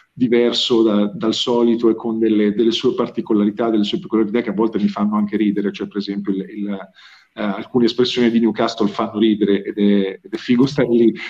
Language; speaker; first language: Italian; native; Italian